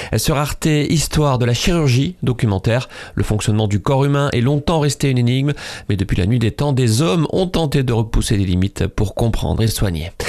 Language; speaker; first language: French; native; French